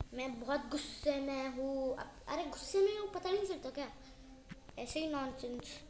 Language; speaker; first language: Hindi; non-native, local second language; Marathi